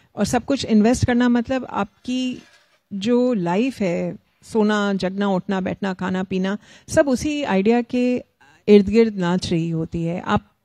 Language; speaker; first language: Hindi; native; Hindi